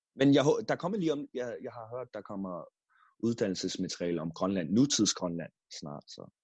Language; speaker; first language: Danish; non-native, local second language; Kalaallisut